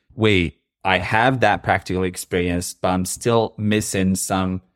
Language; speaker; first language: English; non-native, fluent; Arabic